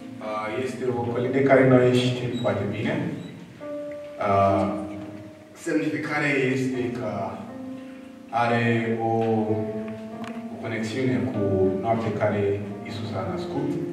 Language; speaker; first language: Romanian; non-native, learner; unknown